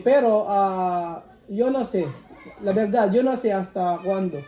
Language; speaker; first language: Spanish; non-native, learner; Filipino